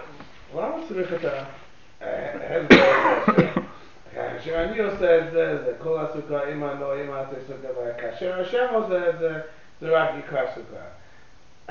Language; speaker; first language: Hebrew; non-native, learner; English